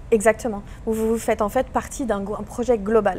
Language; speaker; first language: French; native; French